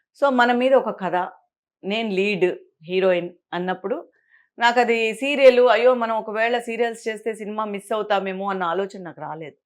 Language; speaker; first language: Telugu; native; Telugu